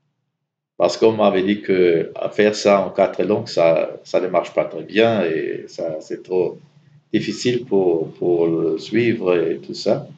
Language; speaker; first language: French; non-native, fluent; German